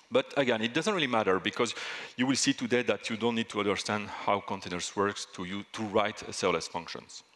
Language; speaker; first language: English; non-native, fluent; French